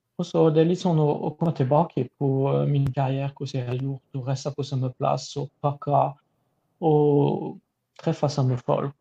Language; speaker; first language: Norwegian; non-native, fluent; French